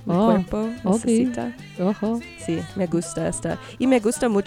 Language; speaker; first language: Spanish; non-native, learner; English